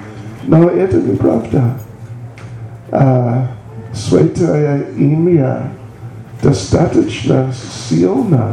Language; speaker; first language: Russian; non-native, learner; English